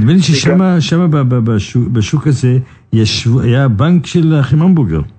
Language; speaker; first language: Hebrew; native; Hebrew